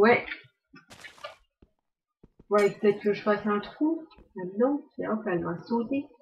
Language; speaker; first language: French; native; French